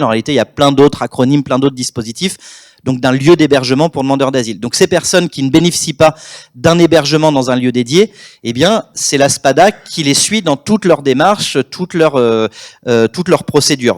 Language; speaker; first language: French; native; French